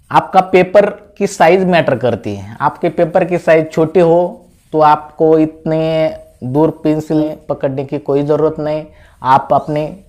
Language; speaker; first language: Hindi; non-native, local second language; Marathi